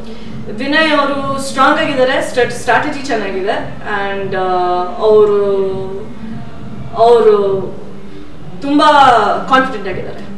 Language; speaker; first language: Kannada; non-native, fluent; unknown